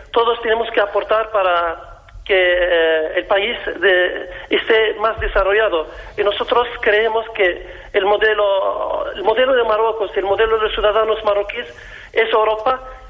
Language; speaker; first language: Spanish; non-native, fluent; Arabic